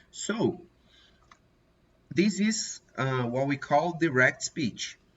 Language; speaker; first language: English; non-native, fluent; Portuguese